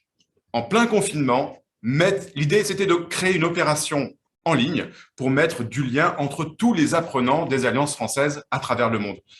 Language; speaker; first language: French; native; French